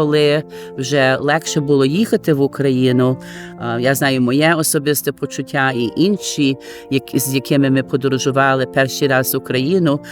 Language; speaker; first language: Ukrainian; early bilingual, heritage; Ukrainian